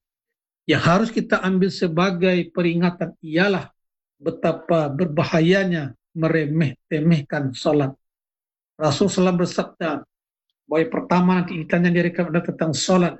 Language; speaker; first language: Indonesian; native; Indonesian